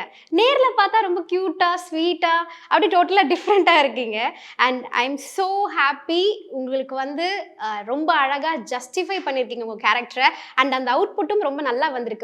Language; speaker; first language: Tamil; native; Tamil